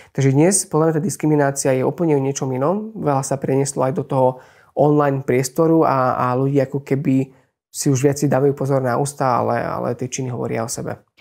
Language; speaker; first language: Slovak; non-native, local second language; Hungarian